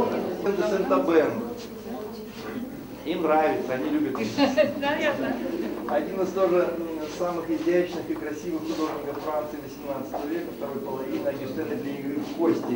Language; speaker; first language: Russian; native; Russian